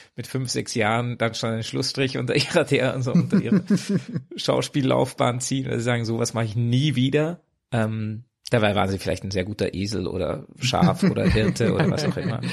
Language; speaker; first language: German; native; German